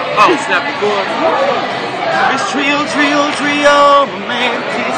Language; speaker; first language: English; native; English